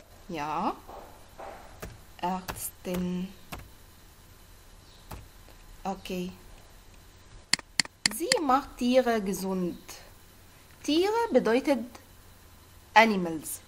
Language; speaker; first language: German; non-native, learner; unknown